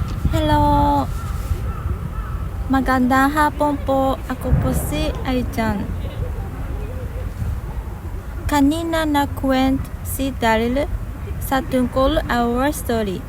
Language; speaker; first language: Filipino; non-native, learner; Japanese